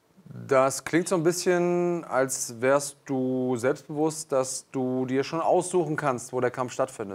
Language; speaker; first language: German; native; German